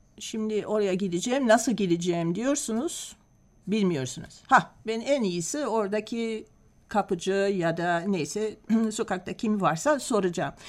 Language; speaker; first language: Turkish; non-native, fluent; Dutch